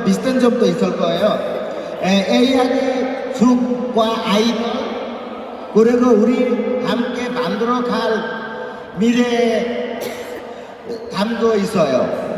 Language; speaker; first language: Korean; non-native, fluent; Bangla